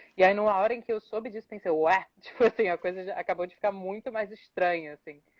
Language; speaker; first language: Portuguese; non-native, fluent; English